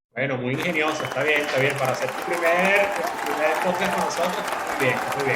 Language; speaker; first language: Spanish; native; Spanish